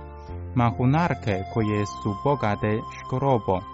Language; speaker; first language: Croatian; native; Croatian